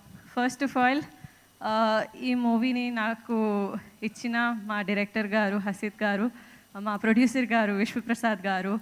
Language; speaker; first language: Telugu; non-native, fluent; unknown